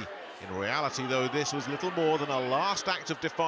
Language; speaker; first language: English; native; English